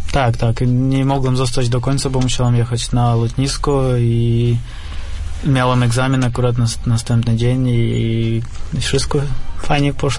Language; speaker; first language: Polish; non-native, fluent; Russian